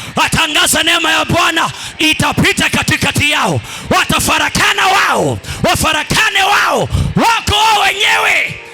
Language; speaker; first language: Swahili; non-native, local second language; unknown